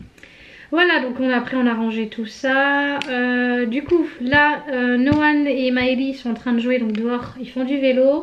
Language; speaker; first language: French; native; French